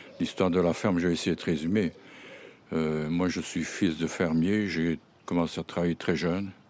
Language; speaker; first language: French; native; French